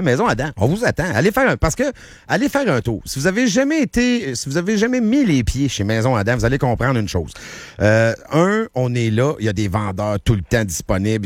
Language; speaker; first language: French; native; French